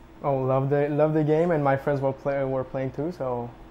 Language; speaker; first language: English; non-native, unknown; French